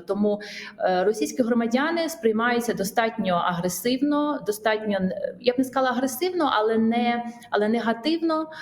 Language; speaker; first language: Ukrainian; non-native, fluent; Georgian